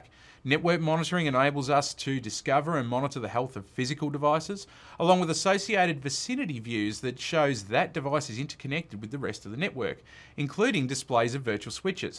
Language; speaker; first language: English; native; English